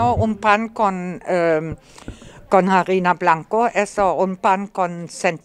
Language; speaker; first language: Spanish; non-native, learner; German